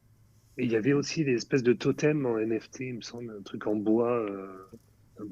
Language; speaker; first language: French; native; French